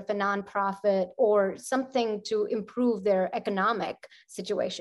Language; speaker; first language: English; non-native, local second language; Punjabi